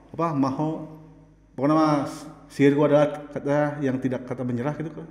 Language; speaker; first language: Indonesian; native; Indonesian